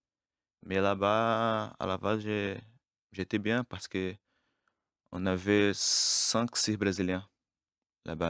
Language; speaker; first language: French; non-native, learner; Portuguese